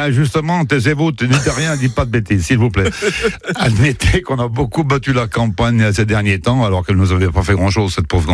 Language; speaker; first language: French; native; French